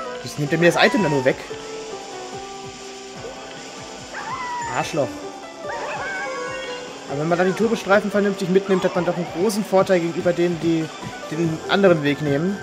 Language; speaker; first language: German; native; German